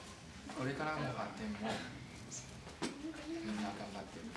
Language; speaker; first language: Japanese; non-native, fluent; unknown